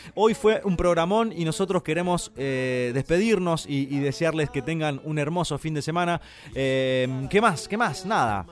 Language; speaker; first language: Spanish; native; Spanish